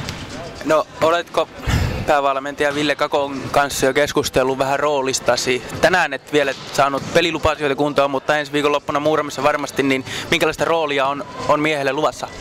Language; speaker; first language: Finnish; native; Finnish